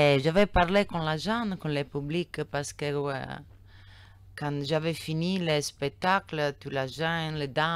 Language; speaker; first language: French; non-native, learner; Italian